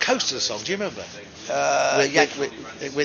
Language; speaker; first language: English; native; English